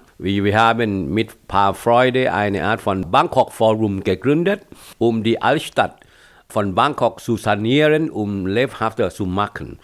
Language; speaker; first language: German; non-native, fluent; Thai